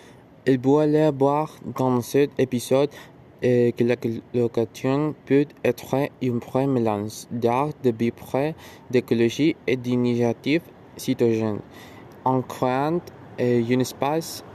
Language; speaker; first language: French; non-native, learner; Spanish